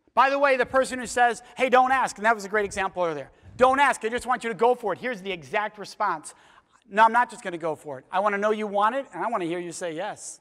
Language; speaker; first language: English; native; English